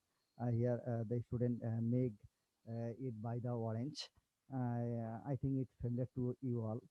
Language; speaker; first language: English; non-native, local second language; Bangla